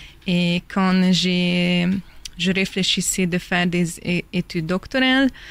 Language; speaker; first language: French; non-native, fluent; Hungarian